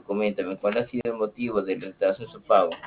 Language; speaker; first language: Spanish; native; Spanish